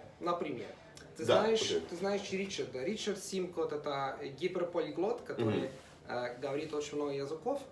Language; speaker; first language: Russian; non-native, fluent; Italian